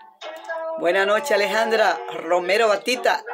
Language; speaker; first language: Spanish; native; Spanish